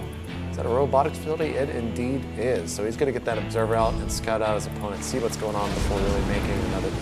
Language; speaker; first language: English; native; English